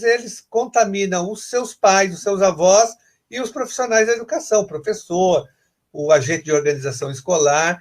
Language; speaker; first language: Portuguese; native; Portuguese